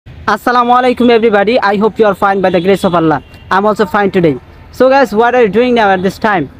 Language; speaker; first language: English; non-native, learner; Bangla